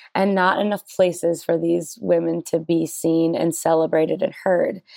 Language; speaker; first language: English; native; English